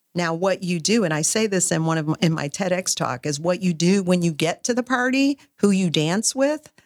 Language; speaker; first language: English; native; English